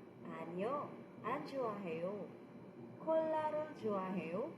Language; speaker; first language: Korean; non-native, fluent; Filipino